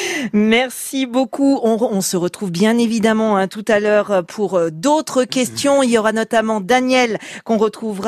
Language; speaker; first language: French; native; French